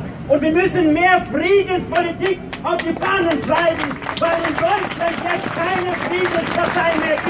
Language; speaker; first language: German; non-native, fluent; Russian